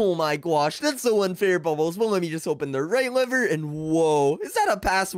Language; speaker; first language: English; native; English